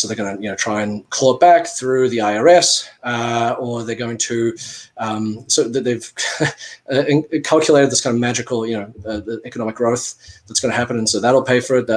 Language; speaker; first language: English; native; English